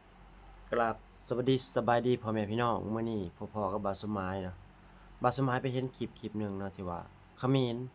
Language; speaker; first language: Thai; non-native, local second language; Lao